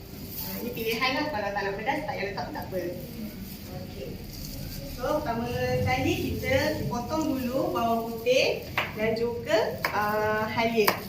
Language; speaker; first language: Malay; native; Malay